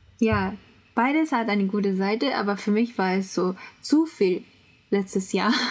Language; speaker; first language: German; non-native, fluent; Japanese